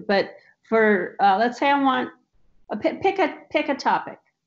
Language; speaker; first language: English; native; English